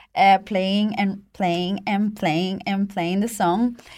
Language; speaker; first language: English; non-native, fluent; Spanish